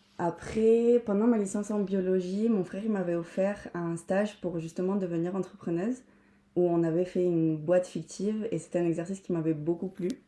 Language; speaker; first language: French; non-native, fluent; Spanish